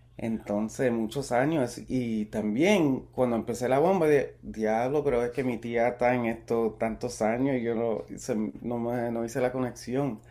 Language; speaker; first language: Spanish; early bilingual, heritage; Spanish